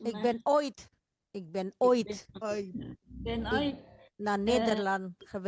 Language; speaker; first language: Dutch; non-native, learner; Indonesian